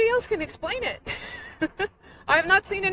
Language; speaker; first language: English; native; English